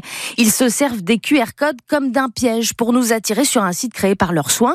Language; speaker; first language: French; native; French